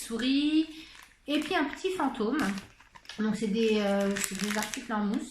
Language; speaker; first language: French; native; French